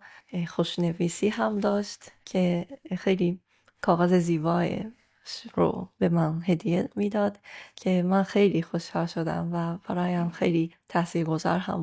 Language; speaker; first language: Persian; non-native, fluent; Japanese